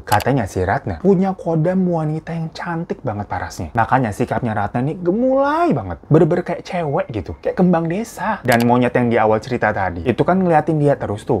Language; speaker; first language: Indonesian; native; Indonesian